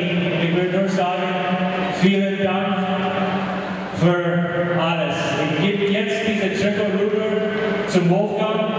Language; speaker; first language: German; non-native, learner; English